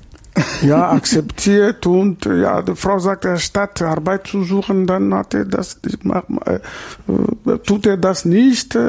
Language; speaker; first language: German; non-native, learner; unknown